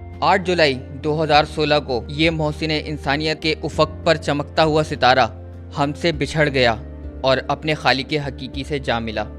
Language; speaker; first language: Urdu; native; Urdu